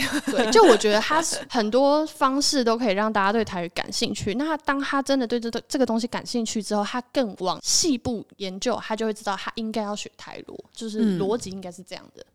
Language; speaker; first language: Chinese; non-native, local second language; Min Nan Chinese